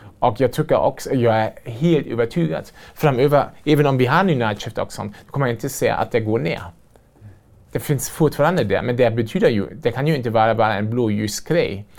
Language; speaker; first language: Swedish; non-native, fluent; German